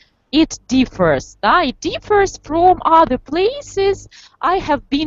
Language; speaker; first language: English; non-native, fluent; Russian